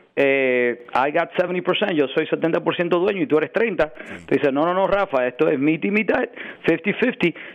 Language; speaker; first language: Spanish; early bilingual, heritage; Spanish